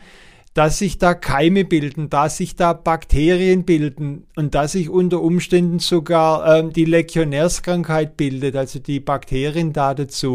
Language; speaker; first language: German; native; German